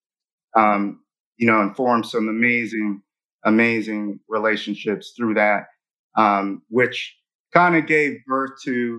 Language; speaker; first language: English; native; English